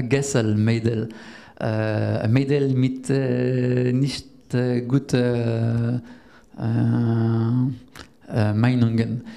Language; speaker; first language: German; non-native, learner; French